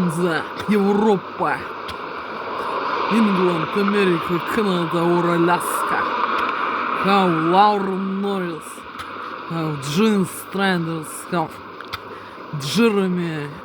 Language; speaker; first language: English; non-native, learner; Russian